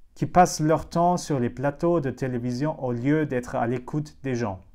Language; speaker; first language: French; non-native, fluent; German